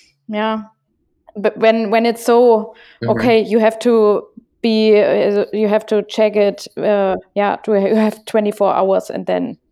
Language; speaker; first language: English; non-native, fluent; German